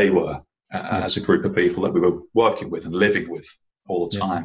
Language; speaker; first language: English; native; English